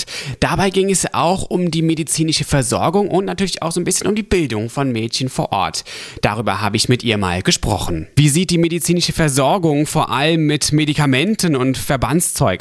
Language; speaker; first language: German; native; German